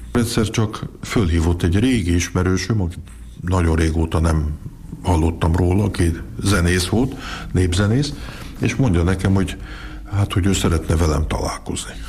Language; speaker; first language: Hungarian; early bilingual, heritage; Hungarian